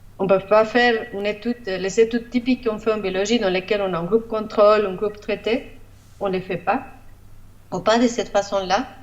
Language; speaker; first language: French; non-native, fluent; Spanish